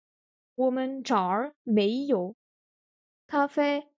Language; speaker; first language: Chinese; non-native, learner; French